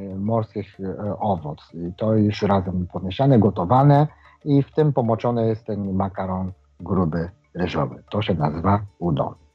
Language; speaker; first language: Polish; non-native, fluent; Japanese